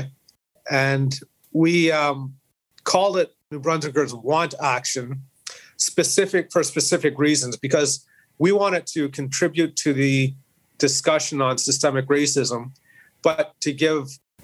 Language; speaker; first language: English; native; English